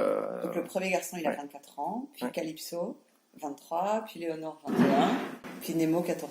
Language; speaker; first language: French; native; French